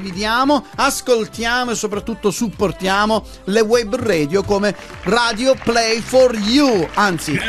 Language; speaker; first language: Italian; native; Italian